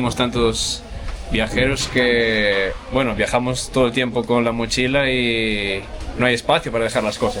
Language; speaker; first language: Spanish; native; Spanish